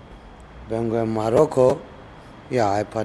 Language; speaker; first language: Spanish; non-native, learner; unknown